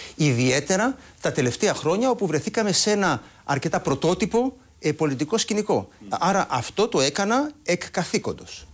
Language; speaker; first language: Greek; native; Greek